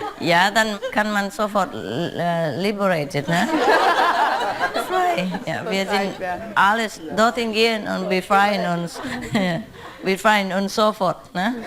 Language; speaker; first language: German; non-native, learner; Vietnamese